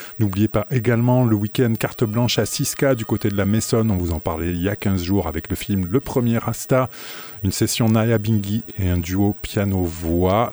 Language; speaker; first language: French; native; French